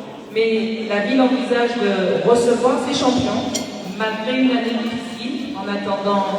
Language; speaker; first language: French; native; French